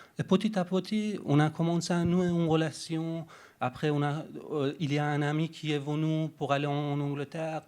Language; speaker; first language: French; non-native, fluent; Persian